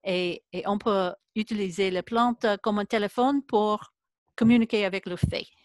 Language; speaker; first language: French; non-native, learner; English